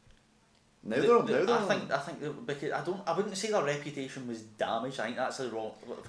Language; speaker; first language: English; native; English